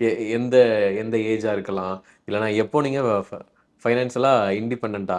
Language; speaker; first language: Tamil; native; Tamil